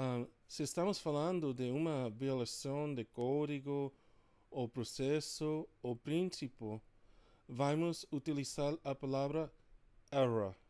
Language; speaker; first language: Portuguese; non-native, fluent; English